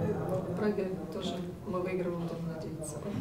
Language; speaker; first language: Russian; native; Russian